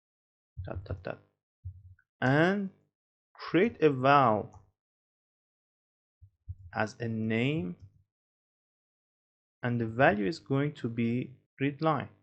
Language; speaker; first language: English; non-native, fluent; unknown